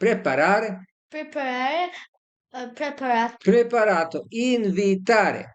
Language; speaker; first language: Italian; non-native, fluent; Serbian